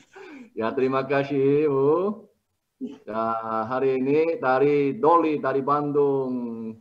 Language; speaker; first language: Indonesian; non-native, learner; Korean